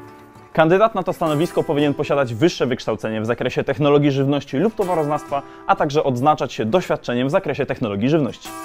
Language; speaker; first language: Polish; native; Polish